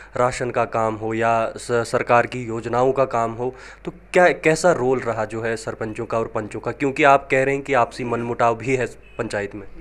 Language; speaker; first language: Hindi; non-native, local second language; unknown